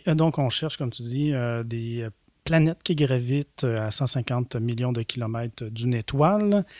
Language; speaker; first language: French; native; French